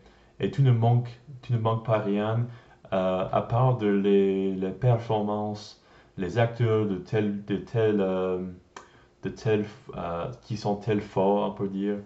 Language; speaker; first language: French; non-native, learner; English